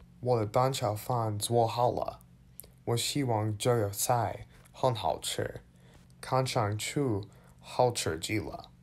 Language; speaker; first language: Chinese; non-native, learner; English